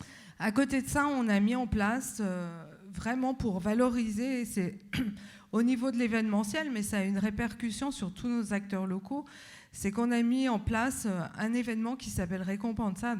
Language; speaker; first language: French; native; French